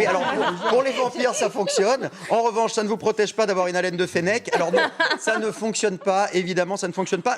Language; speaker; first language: French; native; French